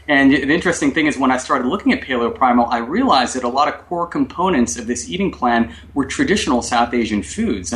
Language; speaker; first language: English; non-native, local second language; Bangla